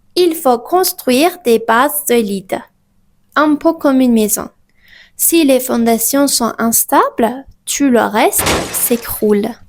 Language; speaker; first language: French; non-native, fluent; Persian